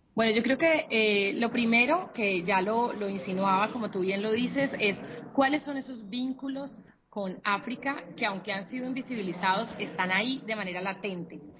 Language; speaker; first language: Spanish; native; Spanish